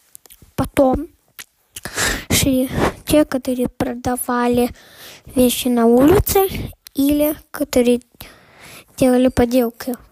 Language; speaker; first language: Russian; early bilingual, heritage; Russian